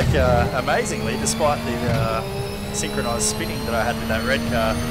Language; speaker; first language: English; native; English